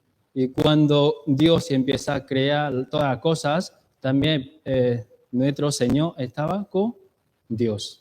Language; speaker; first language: Spanish; non-native, learner; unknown